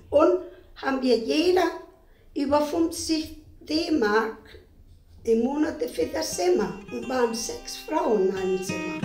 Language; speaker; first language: German; non-native, fluent; Spanish